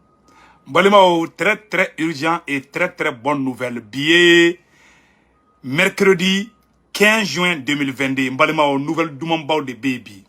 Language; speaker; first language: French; non-native, local second language; Bambara